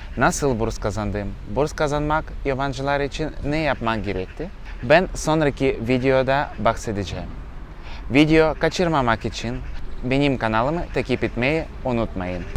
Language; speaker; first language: Turkish; non-native, learner; Russian